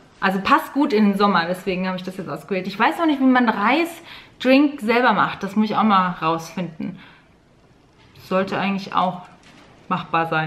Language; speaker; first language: German; native; German